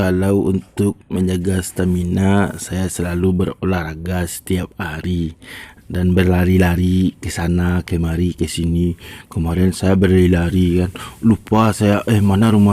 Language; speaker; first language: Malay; non-native, local second language; Minangkabau